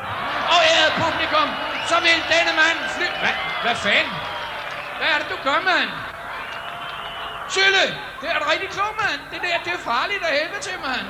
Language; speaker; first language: Danish; native; Danish